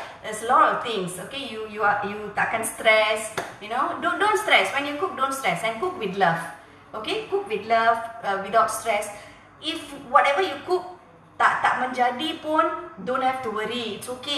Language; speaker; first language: English; non-native, local second language; Tamil